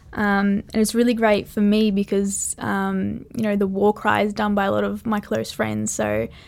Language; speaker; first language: English; native; English